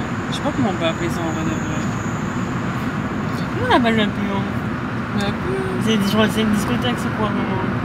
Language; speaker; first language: French; native; French